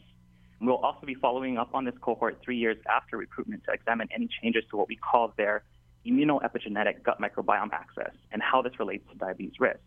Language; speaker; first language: English; native; English